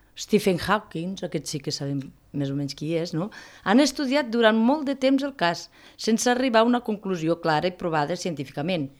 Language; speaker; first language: Catalan; native; Catalan